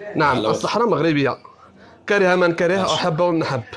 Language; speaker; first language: Arabic; native; Arabic